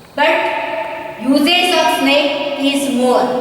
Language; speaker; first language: English; non-native, local second language; Marathi